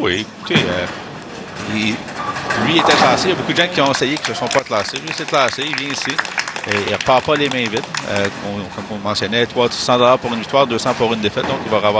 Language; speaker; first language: French; native; French